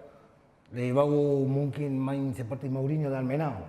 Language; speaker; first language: Indonesian; non-native, fluent; Spanish